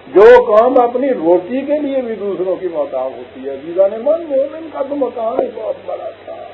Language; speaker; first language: Urdu; non-native, local second language; Punjabi